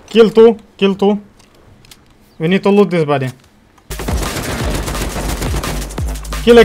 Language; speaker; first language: English; non-native, learner; Russian